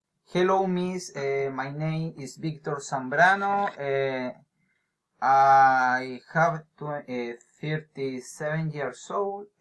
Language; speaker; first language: English; non-native, learner; Spanish